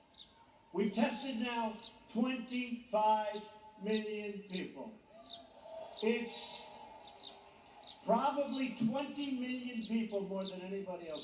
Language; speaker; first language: English; native; English